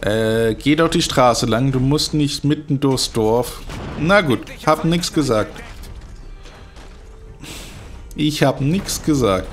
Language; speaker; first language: German; native; German